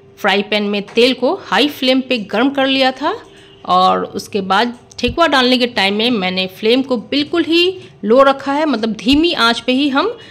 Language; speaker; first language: Hindi; native; Hindi